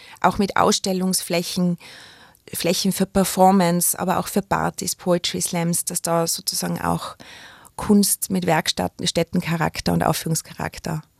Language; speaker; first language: German; native; German